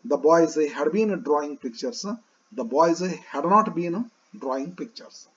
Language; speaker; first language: English; non-native, local second language; Kannada